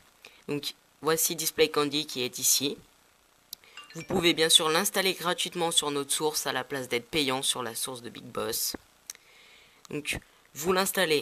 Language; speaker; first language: French; native; French